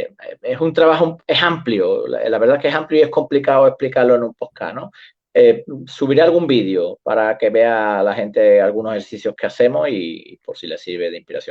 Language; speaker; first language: Spanish; native; Spanish